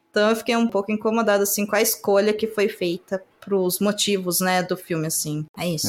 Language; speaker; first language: Portuguese; native; Portuguese